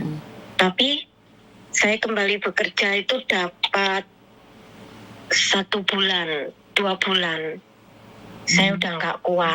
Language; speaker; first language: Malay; non-native, local second language; Javanese